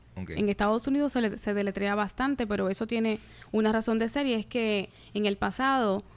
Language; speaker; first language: Spanish; native; Spanish